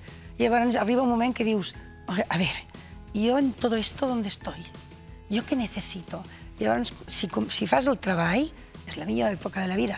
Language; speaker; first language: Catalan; non-native, local second language; Spanish